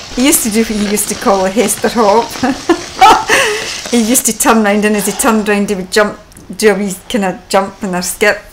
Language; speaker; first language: English; native; English